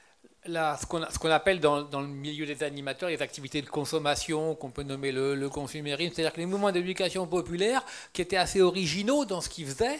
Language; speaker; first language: French; native; French